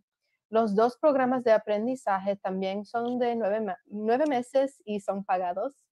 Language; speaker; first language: Spanish; early bilingual, other home language; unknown